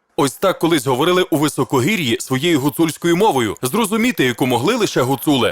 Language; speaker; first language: Ukrainian; native; Ukrainian